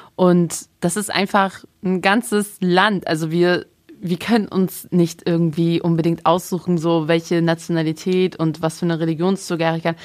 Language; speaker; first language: German; native; German